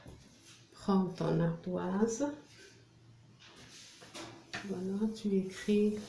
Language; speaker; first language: French; non-native, local second language; Arabic